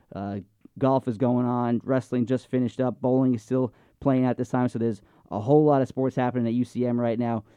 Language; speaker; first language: English; native; English